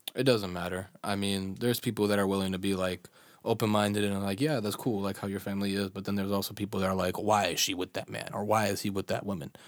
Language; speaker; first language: English; early bilingual, other home language; Bosnian